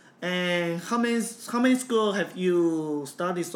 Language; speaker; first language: English; non-native, fluent; Chinese